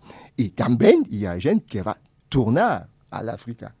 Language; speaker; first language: Catalan; non-native, fluent; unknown